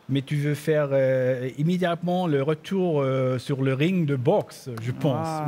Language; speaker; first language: French; non-native, learner; German